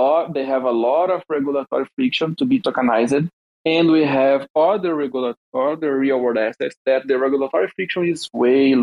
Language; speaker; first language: English; non-native, fluent; Portuguese